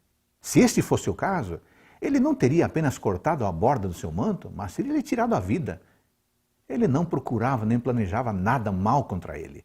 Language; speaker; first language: Portuguese; native; Portuguese